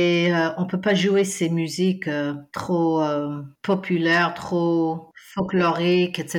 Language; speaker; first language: French; non-native, fluent; English